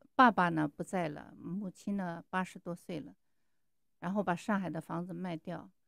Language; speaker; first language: Chinese; native; Chinese